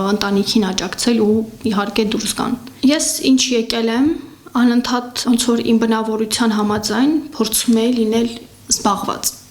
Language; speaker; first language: Armenian; native; Armenian